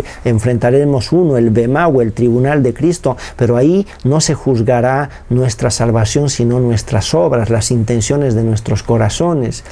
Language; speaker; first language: Spanish; native; Spanish